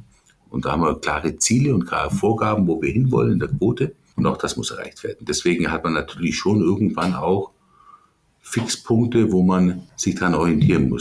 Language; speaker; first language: German; native; German